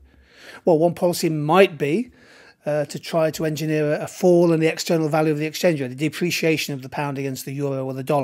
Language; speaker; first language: English; native; English